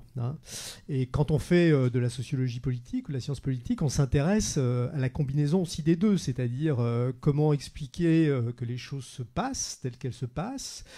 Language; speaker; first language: French; native; French